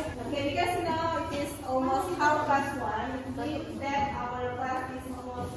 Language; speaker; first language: English; non-native, fluent; Indonesian